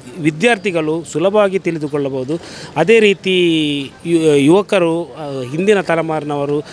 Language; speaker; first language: Kannada; non-native, local second language; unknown